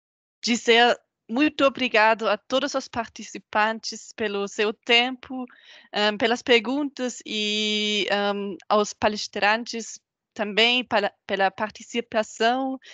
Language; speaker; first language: Portuguese; non-native, fluent; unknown